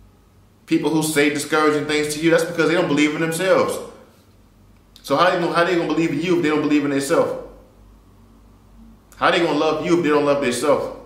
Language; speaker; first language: English; native; English